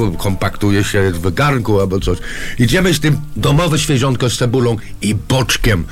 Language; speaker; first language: Polish; non-native, fluent; English